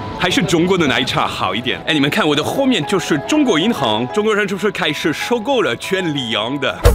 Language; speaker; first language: Chinese; non-native, fluent; French